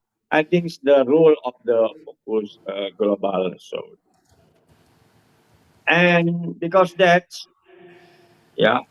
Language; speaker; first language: English; non-native, learner; Indonesian